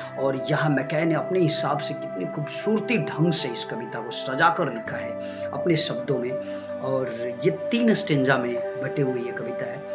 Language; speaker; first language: Hindi; native; Hindi